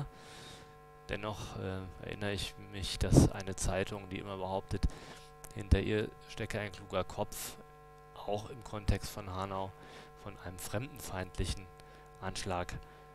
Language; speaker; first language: German; native; German